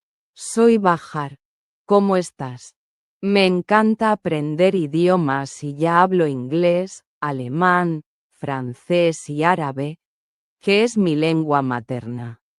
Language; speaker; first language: Spanish; non-native, learner; Arabic